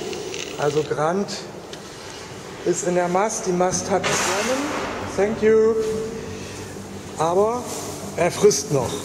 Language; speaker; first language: German; native; German